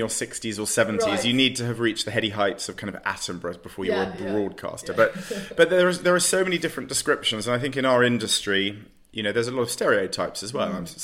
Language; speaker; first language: English; native; English